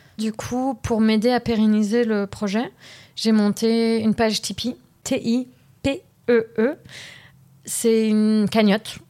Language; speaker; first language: French; early bilingual, heritage; French